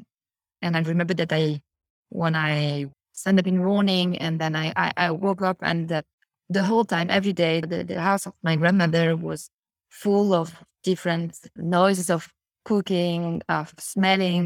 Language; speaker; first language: English; non-native, fluent; French